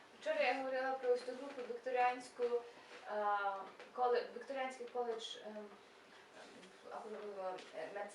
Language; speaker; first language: Ukrainian; native; Ukrainian